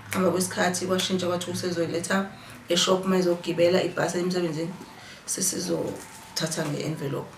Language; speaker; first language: Zulu; native; Zulu